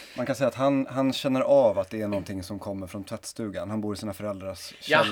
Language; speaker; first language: Swedish; native; Swedish